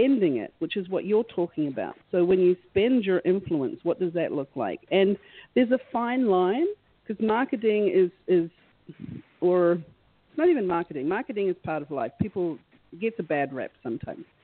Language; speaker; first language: English; native; English